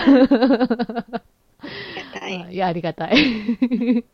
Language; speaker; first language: Japanese; early bilingual, other home language; English